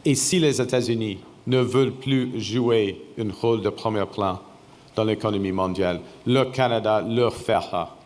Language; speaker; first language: French; non-native, fluent; English